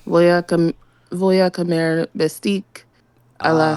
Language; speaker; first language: Spanish; non-native, learner; English